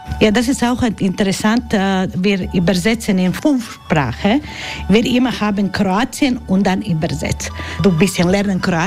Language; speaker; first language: German; non-native, learner; Croatian